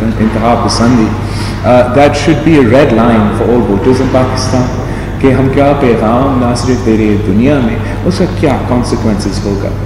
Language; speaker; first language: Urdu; non-native, local second language; English